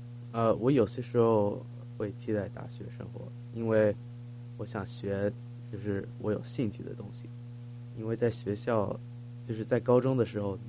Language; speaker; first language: Chinese; early bilingual, heritage; Chinese